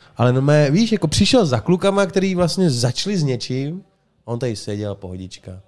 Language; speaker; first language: Czech; native; Czech